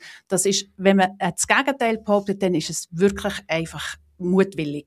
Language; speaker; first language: German; native; German